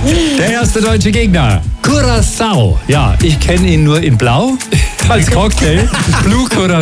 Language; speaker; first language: German; native; German